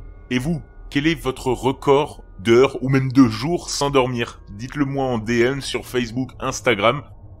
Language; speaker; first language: French; native; French